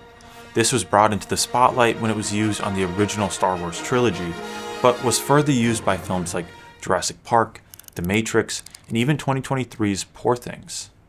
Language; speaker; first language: English; native; English